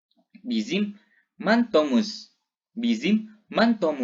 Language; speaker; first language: Turkish; non-native, fluent; Indonesian